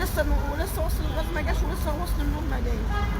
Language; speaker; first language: Arabic; native; Arabic